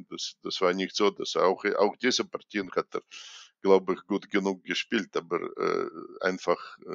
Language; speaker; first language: German; non-native, fluent; Russian